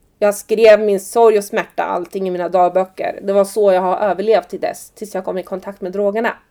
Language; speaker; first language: Swedish; early bilingual, other home language; Persian